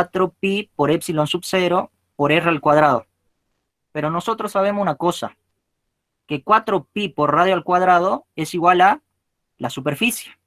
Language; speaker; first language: Spanish; native; Spanish